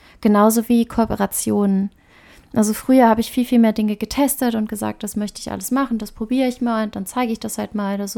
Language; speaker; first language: German; native; German